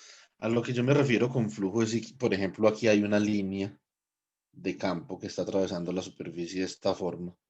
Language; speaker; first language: Spanish; native; Spanish